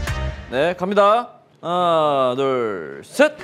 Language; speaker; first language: Korean; native; Korean